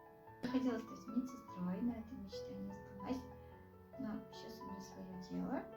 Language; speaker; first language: Russian; non-native, local second language; Kazakh